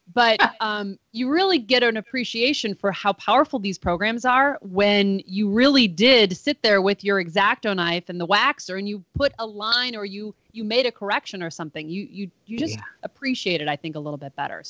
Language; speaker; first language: English; native; English